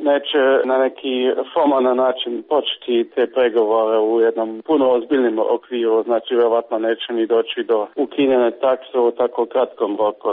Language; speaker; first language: Croatian; non-native, fluent; German